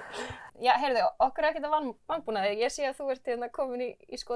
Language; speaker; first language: Icelandic; native; Icelandic